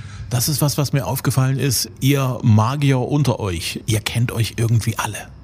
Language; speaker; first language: German; native; German